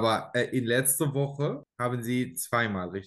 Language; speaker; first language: German; non-native, learner; Arabic